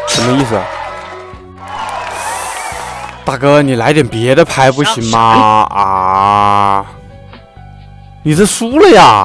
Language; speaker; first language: Chinese; native; Chinese